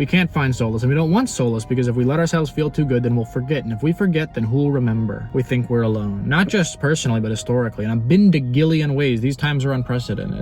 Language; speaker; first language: English; native; English